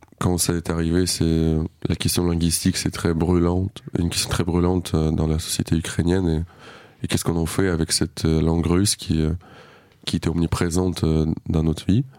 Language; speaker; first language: French; non-native, fluent; Russian